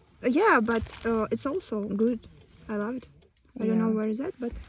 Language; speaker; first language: English; non-native, learner; Russian